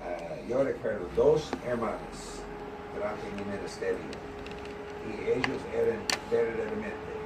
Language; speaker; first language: Spanish; non-native, learner; English